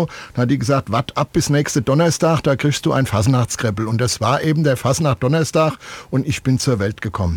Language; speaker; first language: German; native; German